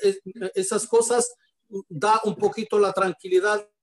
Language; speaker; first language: Spanish; non-native, fluent; Arabic